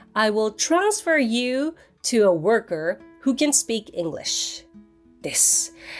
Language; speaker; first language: English; non-native, fluent; Japanese